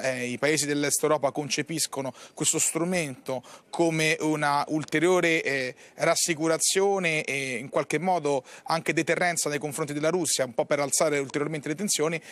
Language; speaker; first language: Italian; native; Italian